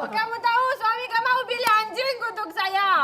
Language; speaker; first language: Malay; non-native, learner; Russian